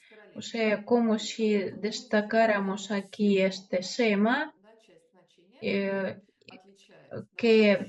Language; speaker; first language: Spanish; non-native, fluent; Russian